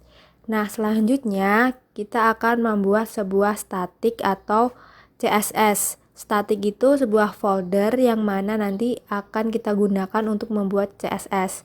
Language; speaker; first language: Indonesian; native; Indonesian